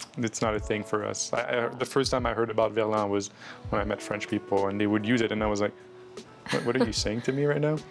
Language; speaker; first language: English; native; English